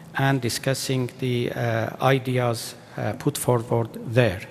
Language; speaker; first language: English; non-native, fluent; Persian